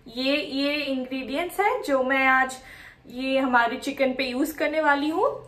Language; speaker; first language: Hindi; non-native, local second language; Bangla